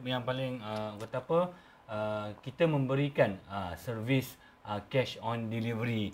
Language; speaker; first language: Malay; native; Malay